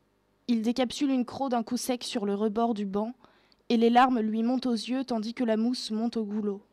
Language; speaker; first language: French; native; French